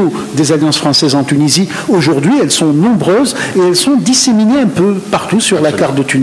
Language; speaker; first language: French; non-native, local second language; Arabic